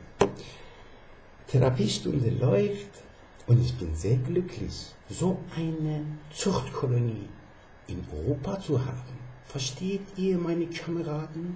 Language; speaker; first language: German; non-native, fluent; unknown